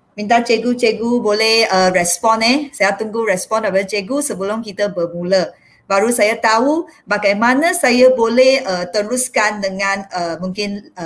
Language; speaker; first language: Malay; non-native, local second language; Chinese